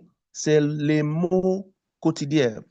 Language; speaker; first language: French; non-native, fluent; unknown